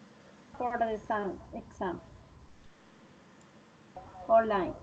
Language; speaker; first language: English; non-native, learner; Spanish